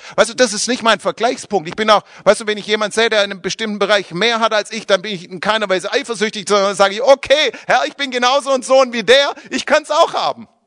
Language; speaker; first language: German; native; German